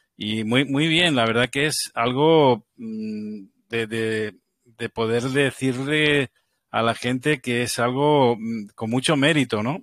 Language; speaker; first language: Spanish; native; Spanish